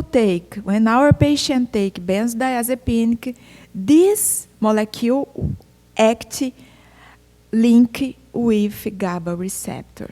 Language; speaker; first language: English; non-native, fluent; Portuguese